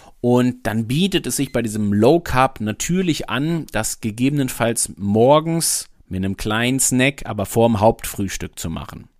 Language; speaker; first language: German; native; German